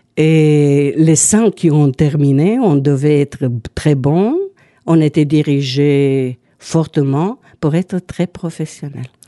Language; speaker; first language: French; non-native, fluent; Romanian